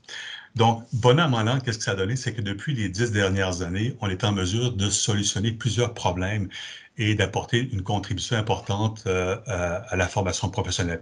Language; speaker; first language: French; native; French